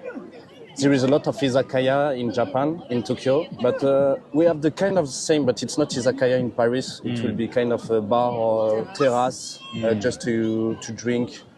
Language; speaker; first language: English; non-native, fluent; French